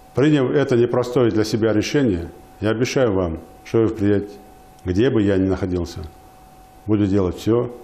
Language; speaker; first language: Russian; non-native, local second language; Ingush